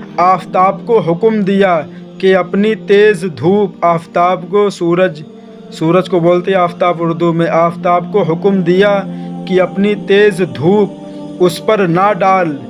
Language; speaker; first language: Urdu; native; Urdu